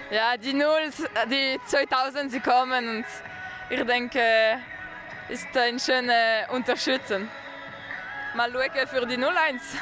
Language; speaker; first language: German; non-native, learner; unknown